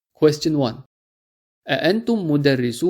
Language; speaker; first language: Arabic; non-native, fluent; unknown